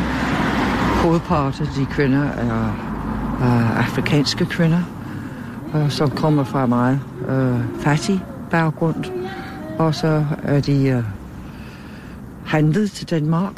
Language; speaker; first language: Danish; non-native, fluent; English